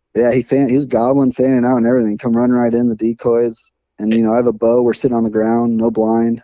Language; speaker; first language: English; native; English